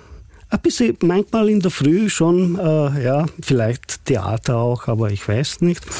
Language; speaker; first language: German; non-native, fluent; Hungarian